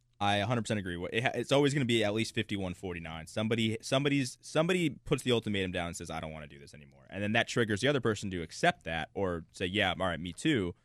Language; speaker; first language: English; native; English